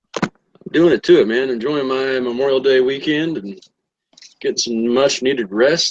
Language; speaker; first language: English; native; English